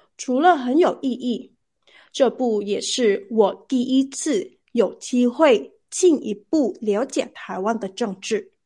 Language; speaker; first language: Chinese; non-native, learner; Vietnamese